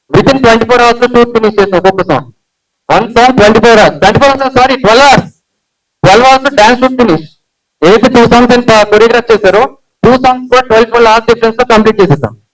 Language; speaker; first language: Telugu; early bilingual, heritage; Telugu